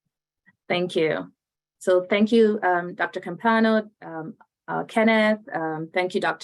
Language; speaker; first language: English; native; English